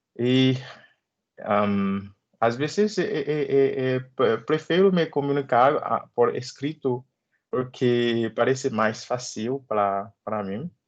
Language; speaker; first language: Portuguese; non-native, learner; Haitian Creole